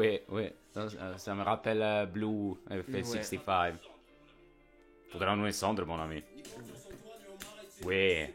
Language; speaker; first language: French; non-native, fluent; Italian